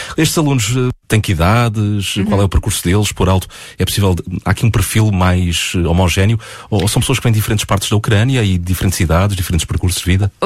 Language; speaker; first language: Portuguese; native; Portuguese